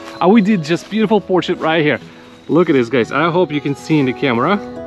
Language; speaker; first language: English; non-native, fluent; Ukrainian